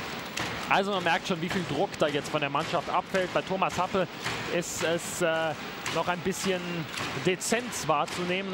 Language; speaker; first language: German; native; German